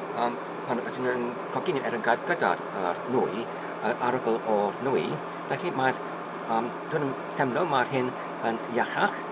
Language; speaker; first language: Welsh; non-native, learner; Polish